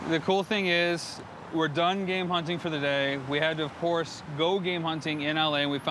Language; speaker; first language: English; native; English